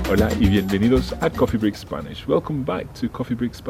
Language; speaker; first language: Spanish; non-native, fluent; English